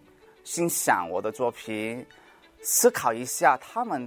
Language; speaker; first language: Chinese; early bilingual, heritage; Cantonese